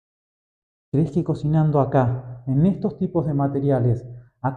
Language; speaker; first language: Spanish; native; Spanish